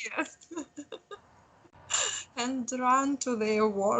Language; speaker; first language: English; non-native, learner; Russian